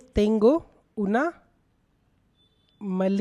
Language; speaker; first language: Spanish; non-native, learner; Hindi